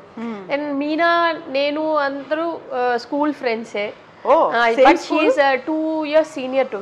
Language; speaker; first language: Telugu; non-native, local second language; Tamil